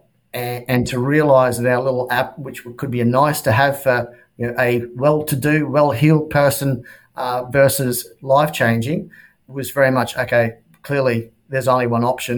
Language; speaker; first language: English; native; English